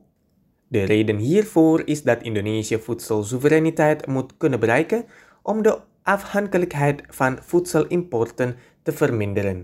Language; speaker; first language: Dutch; non-native, fluent; Indonesian